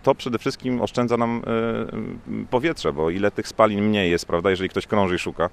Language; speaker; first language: Polish; native; Polish